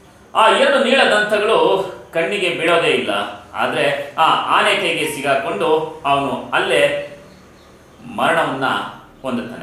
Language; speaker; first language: Kannada; native; Kannada